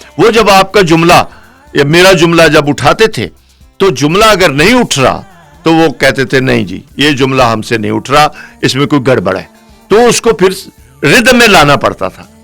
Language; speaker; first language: Urdu; non-native, local second language; Saraiki